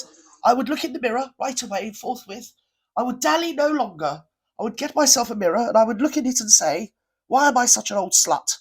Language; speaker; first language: English; native; English